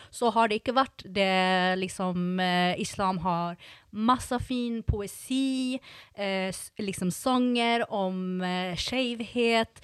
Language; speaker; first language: Norwegian; non-native, fluent; Swedish